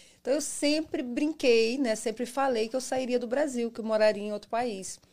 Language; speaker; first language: Portuguese; native; Portuguese